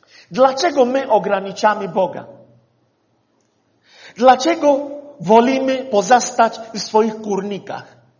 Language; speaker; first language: Polish; non-native, fluent; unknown